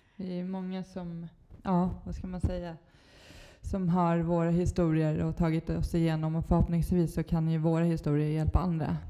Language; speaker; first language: Swedish; native; Swedish